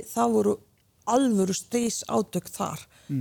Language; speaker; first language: Icelandic; early bilingual, other home language; Bosnian